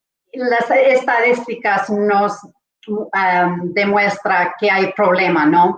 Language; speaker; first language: Spanish; non-native, fluent; English